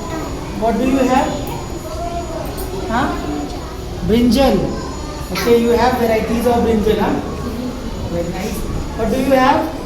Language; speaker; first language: English; non-native, local second language; Hindi